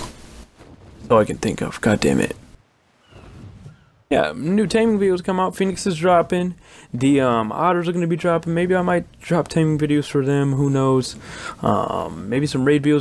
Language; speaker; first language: English; native; English